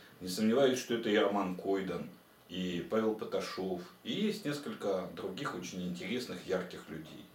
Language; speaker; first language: Russian; native; Russian